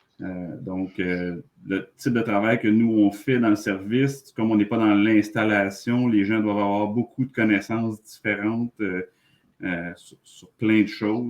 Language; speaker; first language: French; native; French